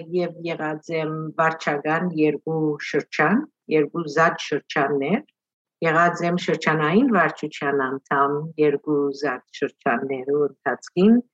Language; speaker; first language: Armenian; early bilingual, heritage; Armenian